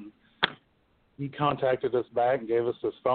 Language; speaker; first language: English; native; English